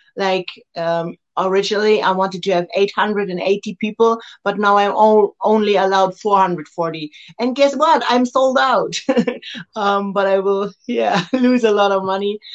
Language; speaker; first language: English; non-native, fluent; German